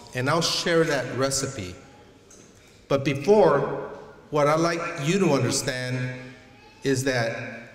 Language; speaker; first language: English; early bilingual, other home language; Spanish